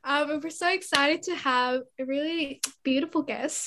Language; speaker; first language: English; early bilingual, other home language; Korean